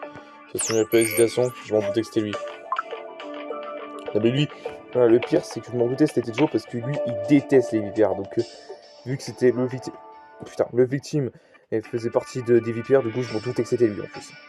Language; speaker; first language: French; native; French